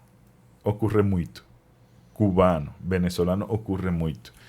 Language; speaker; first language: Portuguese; non-native, learner; Spanish